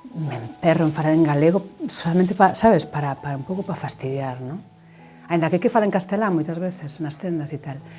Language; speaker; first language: Galician; non-native, local second language; Spanish